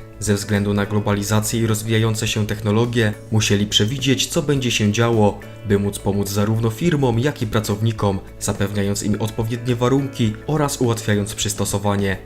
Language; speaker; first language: Polish; native; Polish